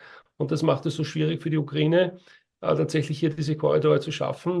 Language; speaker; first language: German; native; German